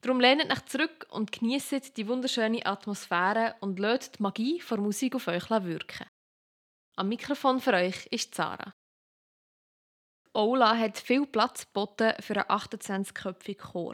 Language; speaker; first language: German; native; German